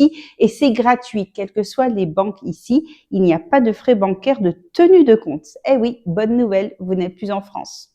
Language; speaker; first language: French; native; French